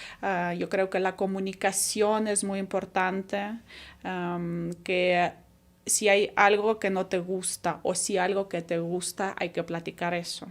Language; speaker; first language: Spanish; non-native, fluent; Ukrainian